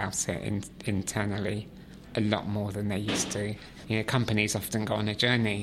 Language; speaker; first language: English; native; English